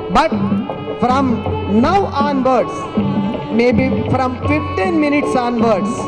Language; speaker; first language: English; non-native, local second language; Telugu